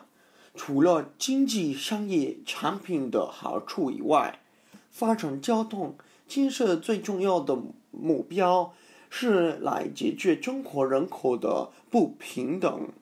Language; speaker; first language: Chinese; non-native, fluent; English